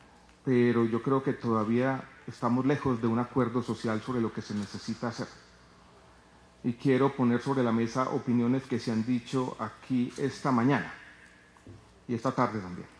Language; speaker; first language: Spanish; native; Spanish